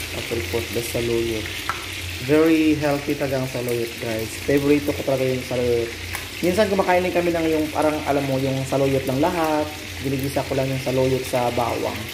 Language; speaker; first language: Filipino; non-native, local second language; Cebuano